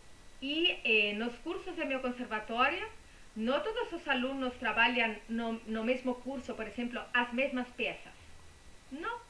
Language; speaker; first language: Portuguese; non-native, fluent; Spanish